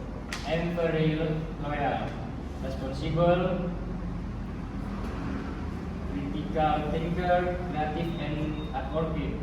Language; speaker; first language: English; non-native, learner; Indonesian